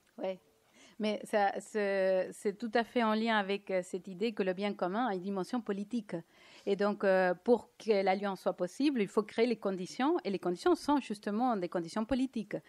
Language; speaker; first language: French; non-native, fluent; Spanish